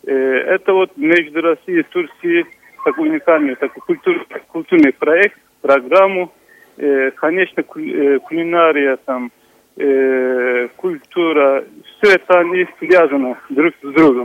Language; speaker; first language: Russian; non-native, fluent; Turkish